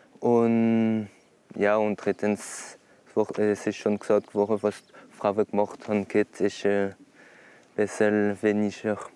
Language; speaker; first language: German; non-native, local second language; French